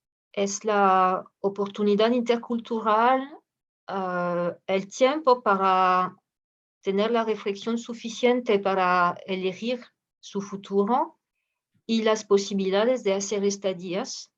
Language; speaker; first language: Spanish; non-native, fluent; French